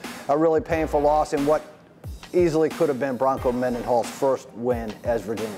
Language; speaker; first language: English; native; English